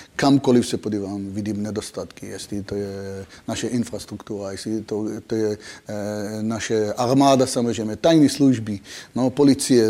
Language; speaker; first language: Czech; non-native, fluent; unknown